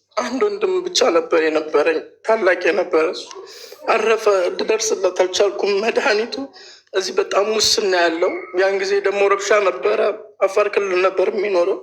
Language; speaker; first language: Amharic; native; Amharic